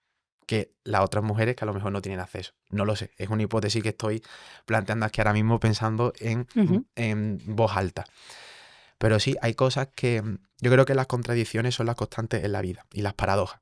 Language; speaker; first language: Spanish; native; Spanish